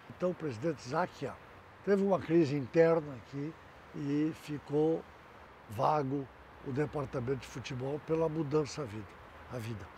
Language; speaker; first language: Portuguese; native; Portuguese